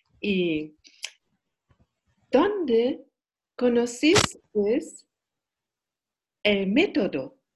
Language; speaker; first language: Spanish; non-native, learner; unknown